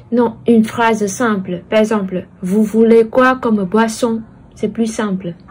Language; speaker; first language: French; non-native, fluent; Vietnamese